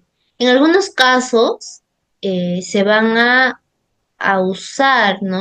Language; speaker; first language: Spanish; native; Spanish